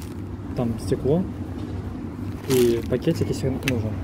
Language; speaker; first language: Russian; native; Russian